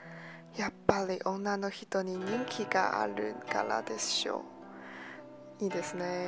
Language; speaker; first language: Japanese; non-native, learner; Chinese